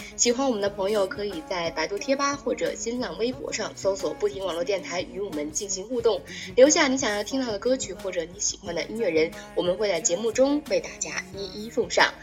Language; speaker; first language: Chinese; native; Chinese